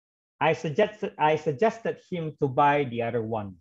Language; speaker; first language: English; non-native, fluent; Indonesian